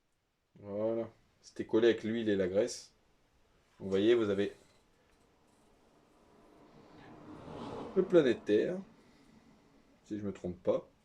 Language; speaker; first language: French; native; French